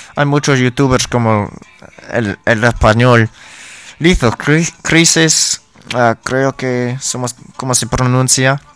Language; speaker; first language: Spanish; non-native, learner; English